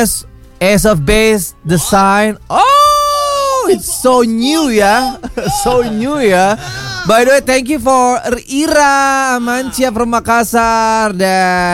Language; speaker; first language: English; non-native, learner; Malay